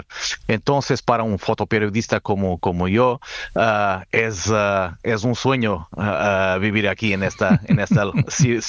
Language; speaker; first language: Spanish; non-native, fluent; Portuguese